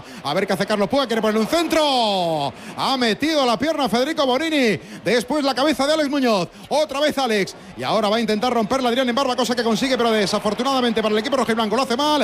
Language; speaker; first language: Spanish; native; Spanish